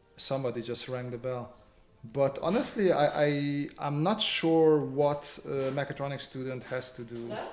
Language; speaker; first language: English; non-native, fluent; Romanian